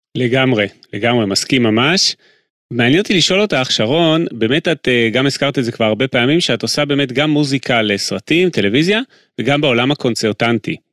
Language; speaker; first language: Hebrew; native; Hebrew